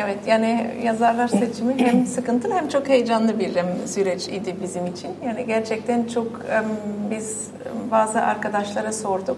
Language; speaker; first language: Turkish; non-native, fluent; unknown